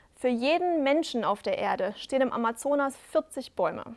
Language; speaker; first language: German; native; German